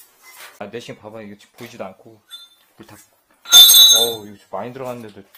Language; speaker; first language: Korean; native; Korean